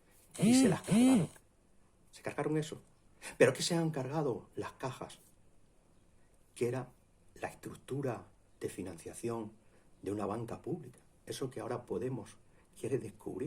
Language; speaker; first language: Spanish; native; Spanish